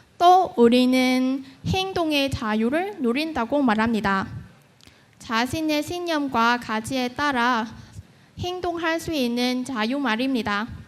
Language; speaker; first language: Korean; non-native, fluent; Vietnamese